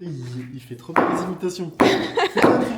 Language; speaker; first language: French; native; French